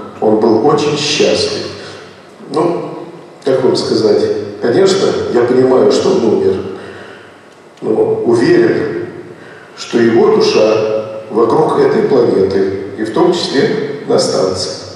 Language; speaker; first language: Russian; native; Russian